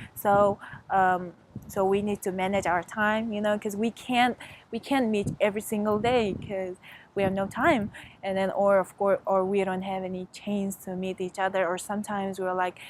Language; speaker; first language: English; non-native, fluent; Mongolian